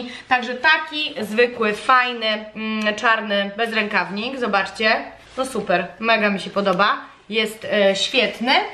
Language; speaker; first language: Polish; native; Polish